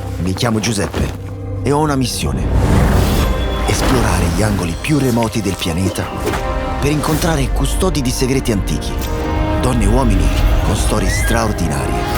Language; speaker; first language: Italian; native; Italian